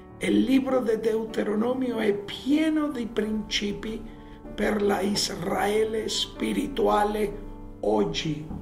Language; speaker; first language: Italian; non-native, fluent; Spanish